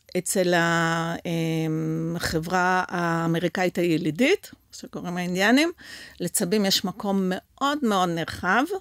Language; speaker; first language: Hebrew; early bilingual, other home language; French